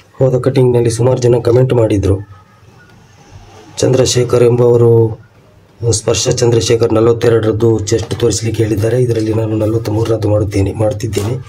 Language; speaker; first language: Kannada; non-native, local second language; Tulu